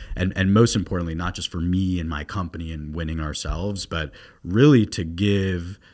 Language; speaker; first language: English; native; English